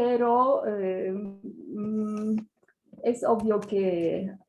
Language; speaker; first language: Spanish; non-native, fluent; Polish